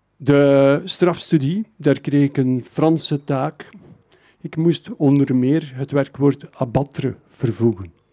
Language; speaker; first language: Dutch; native; Dutch